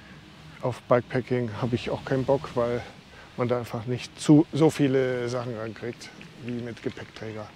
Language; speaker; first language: German; native; German